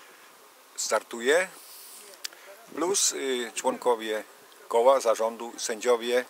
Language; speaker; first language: Polish; native; Polish